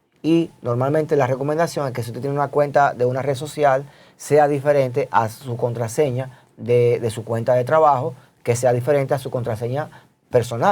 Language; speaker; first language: Spanish; native; Spanish